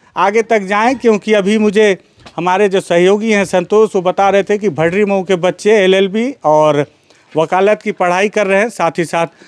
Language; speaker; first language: Hindi; native; Hindi